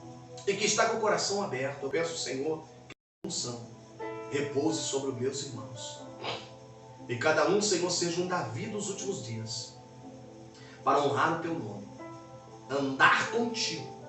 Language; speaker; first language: Portuguese; native; Portuguese